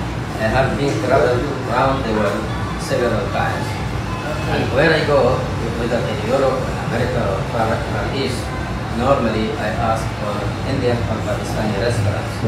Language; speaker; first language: English; non-native, fluent; Arabic